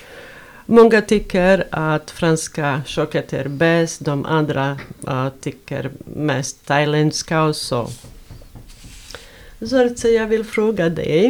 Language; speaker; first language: Swedish; non-native, fluent; Bosnian